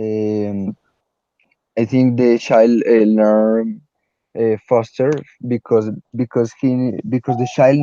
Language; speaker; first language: English; non-native, learner; Spanish